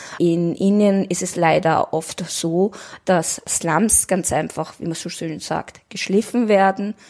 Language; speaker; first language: German; native; German